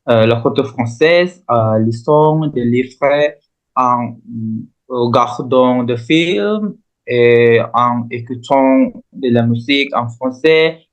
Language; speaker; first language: French; non-native, learner; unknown